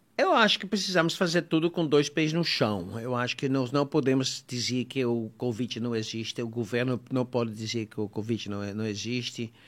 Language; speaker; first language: Portuguese; non-native, fluent; Dutch